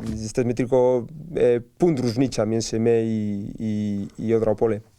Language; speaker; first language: Polish; non-native, learner; Spanish